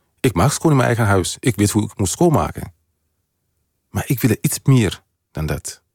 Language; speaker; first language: Dutch; non-native, fluent; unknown